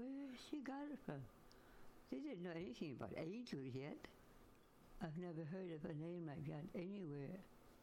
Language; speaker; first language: English; non-native, fluent; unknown